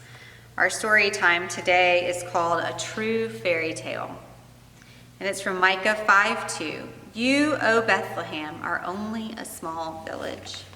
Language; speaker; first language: English; native; English